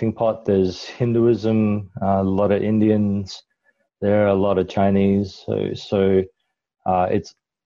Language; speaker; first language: English; non-native, local second language; Cantonese